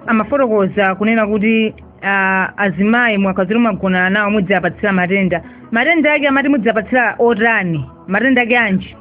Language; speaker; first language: Nyanja; native; Nyanja